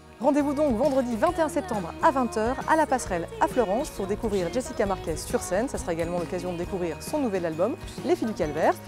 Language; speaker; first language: French; native; French